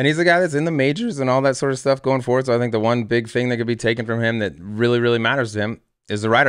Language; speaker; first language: English; native; English